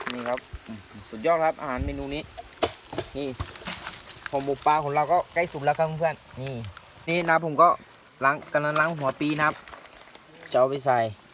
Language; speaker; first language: Thai; non-native, local second language; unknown